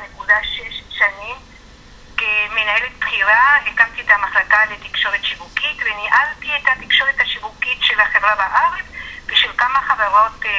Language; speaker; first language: Hebrew; non-native, fluent; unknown